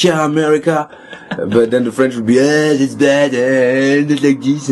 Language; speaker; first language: English; non-native, fluent; French